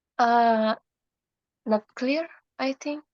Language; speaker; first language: English; non-native, learner; Indonesian